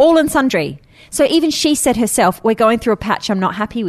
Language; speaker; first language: English; native; English